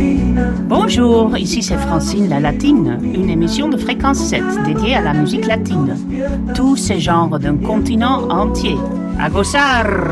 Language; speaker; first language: French; non-native, fluent; Dutch